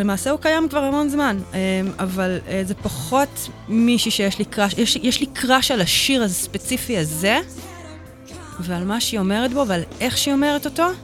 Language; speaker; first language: Hebrew; native; Hebrew